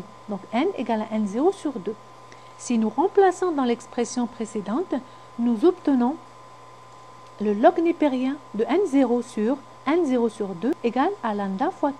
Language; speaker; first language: French; non-native, local second language; Arabic